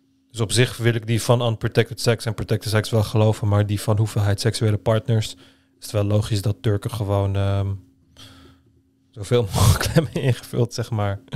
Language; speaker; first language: Dutch; native; Dutch